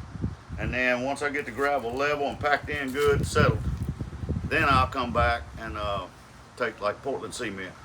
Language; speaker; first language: English; native; English